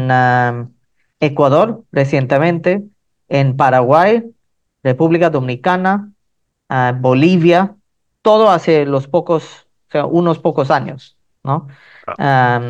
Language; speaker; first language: Spanish; non-native, fluent; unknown